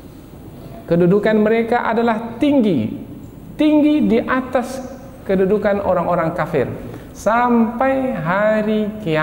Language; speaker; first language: Malay; native; Malay